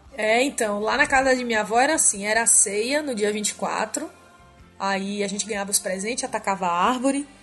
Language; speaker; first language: Portuguese; native; Portuguese